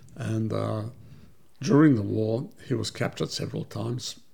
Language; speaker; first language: English; early bilingual, other home language; Serbian